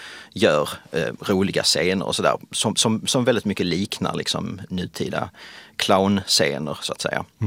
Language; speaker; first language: Swedish; native; Swedish